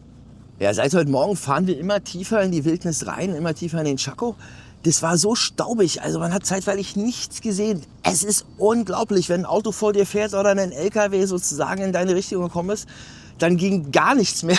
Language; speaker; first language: German; native; German